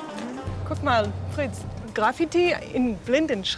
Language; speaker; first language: German; non-native, learner; Hebrew